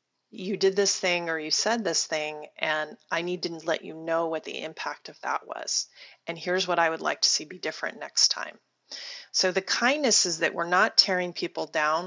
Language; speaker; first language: English; native; English